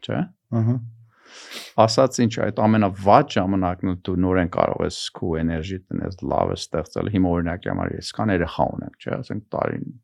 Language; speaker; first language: Armenian; early bilingual, heritage; Armenian